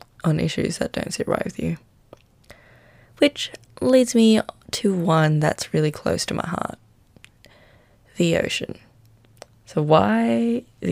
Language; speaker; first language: English; non-native, local second language; Filipino